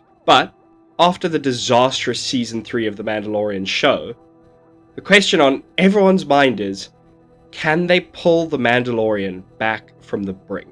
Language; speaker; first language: English; native; English